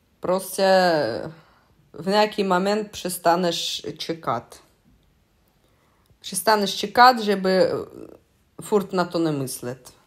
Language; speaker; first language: Czech; non-native, learner; Russian